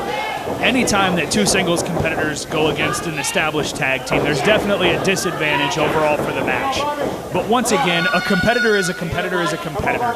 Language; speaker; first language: English; native; English